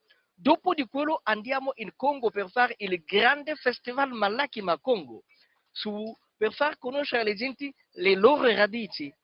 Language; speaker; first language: Italian; non-native, fluent; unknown